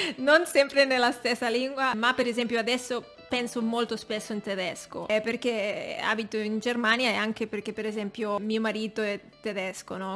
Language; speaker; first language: Italian; non-native, fluent; Catalan